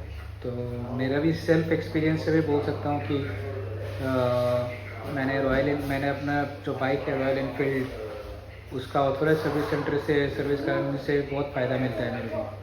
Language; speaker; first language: Hindi; native; Hindi